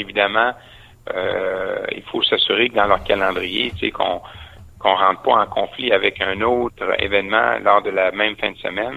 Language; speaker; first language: French; native; French